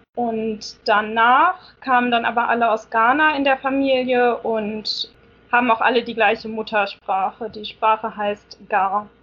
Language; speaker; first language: German; native; German